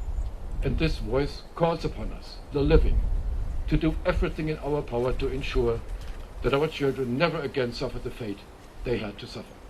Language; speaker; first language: English; non-native, fluent; German